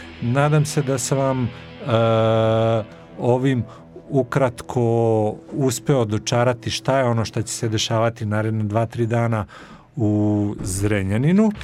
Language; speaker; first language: Serbian; native; Serbian